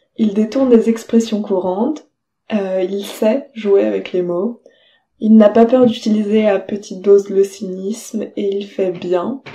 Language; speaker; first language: French; non-native, fluent; Italian